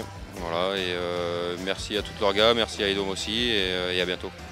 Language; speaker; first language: French; native; French